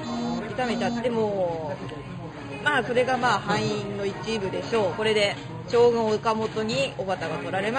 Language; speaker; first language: Japanese; native; Japanese